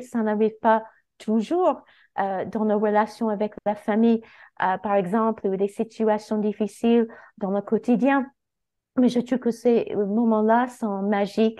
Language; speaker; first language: French; non-native, fluent; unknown